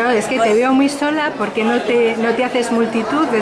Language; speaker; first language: Spanish; native; Spanish